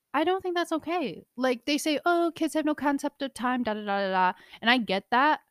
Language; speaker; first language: English; native; English